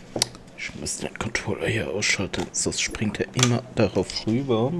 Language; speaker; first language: German; non-native, local second language; Luxembourgish